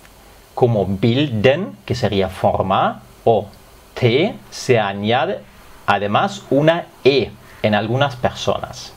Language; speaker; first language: Spanish; non-native, fluent; German